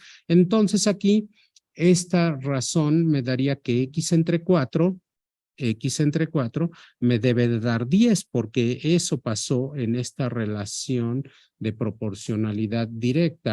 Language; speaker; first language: Spanish; native; Spanish